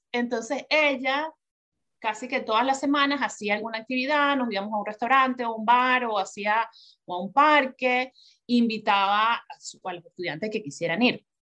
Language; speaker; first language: Spanish; native; Spanish